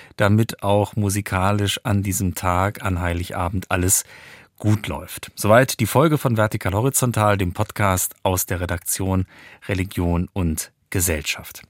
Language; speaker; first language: German; native; German